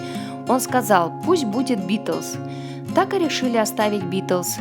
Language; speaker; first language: Russian; native; Russian